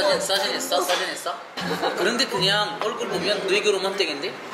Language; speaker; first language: Korean; non-native, learner; Arabic